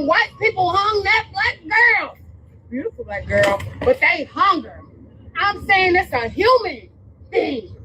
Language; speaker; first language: English; native; English